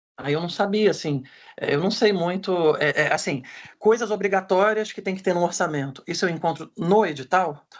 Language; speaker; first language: Portuguese; native; Portuguese